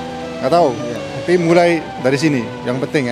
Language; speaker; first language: Indonesian; non-native, fluent; Dutch